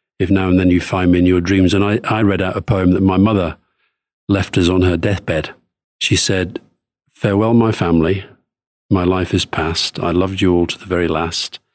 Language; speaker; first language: English; native; English